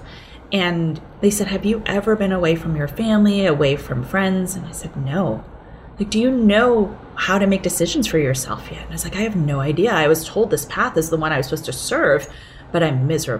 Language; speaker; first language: English; early bilingual, other home language; Cantonese